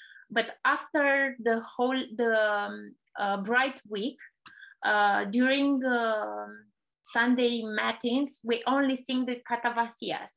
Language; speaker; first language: English; non-native, fluent; Romanian